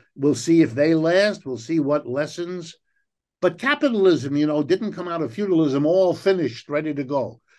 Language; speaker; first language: English; native; English